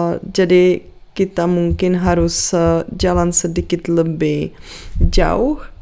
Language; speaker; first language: Indonesian; non-native, fluent; Czech